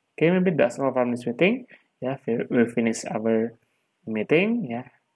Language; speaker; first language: English; non-native, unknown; Indonesian